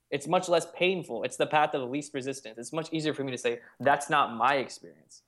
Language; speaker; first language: English; early bilingual, other home language; Hindi